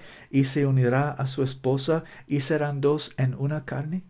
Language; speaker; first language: Spanish; non-native, learner; English